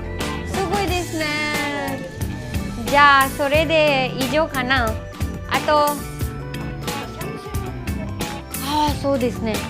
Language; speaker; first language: Japanese; non-native, learner; Hindi